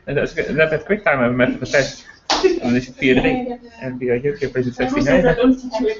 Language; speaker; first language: Dutch; native; Dutch